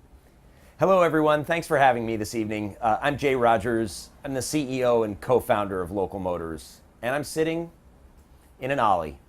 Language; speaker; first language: English; native; English